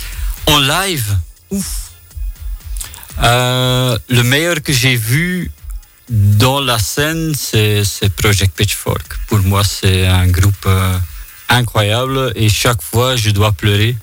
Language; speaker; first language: French; non-native, local second language; Dutch